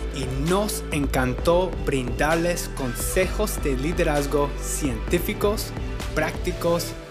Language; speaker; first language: Spanish; non-native, fluent; English